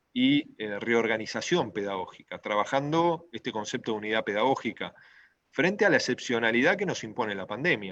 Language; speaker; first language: Spanish; native; Spanish